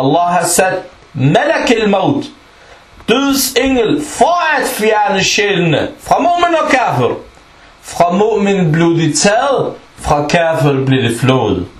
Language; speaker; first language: Danish; early bilingual, other home language; Arabic